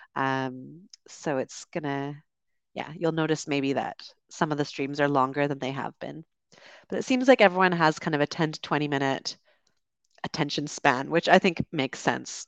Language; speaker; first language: English; native; English